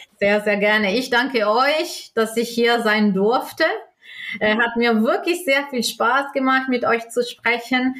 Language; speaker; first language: German; non-native, local second language; Italian